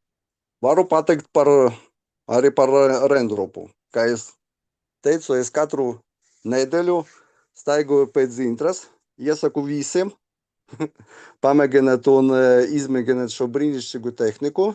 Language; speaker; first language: Latvian; non-native, local second language; Russian